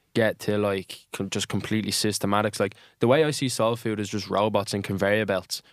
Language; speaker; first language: English; native; English